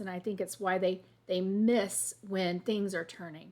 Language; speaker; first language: English; native; English